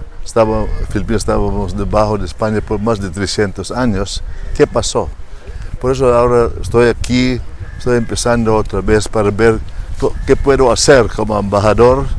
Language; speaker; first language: Spanish; non-native, learner; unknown